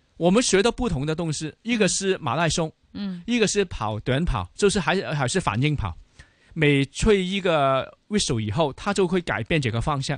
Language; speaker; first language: Chinese; non-native, local second language; Cantonese